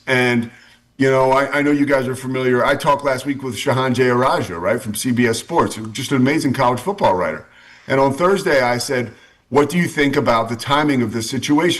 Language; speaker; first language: English; native; English